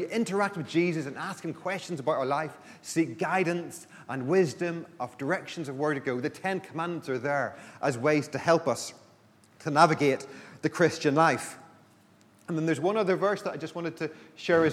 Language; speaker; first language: English; native; English